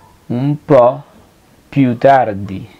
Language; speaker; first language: Italian; non-native, fluent; Spanish